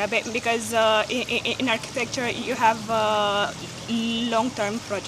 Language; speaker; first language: English; non-native, fluent; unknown